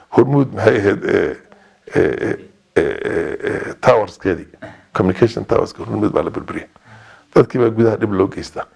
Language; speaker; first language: Somali; native; Somali